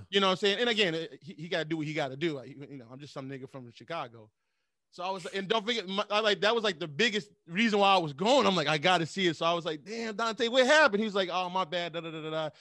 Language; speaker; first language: English; native; English